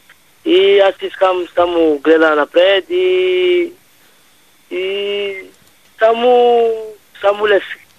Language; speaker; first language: Bulgarian; non-native, learner; Hebrew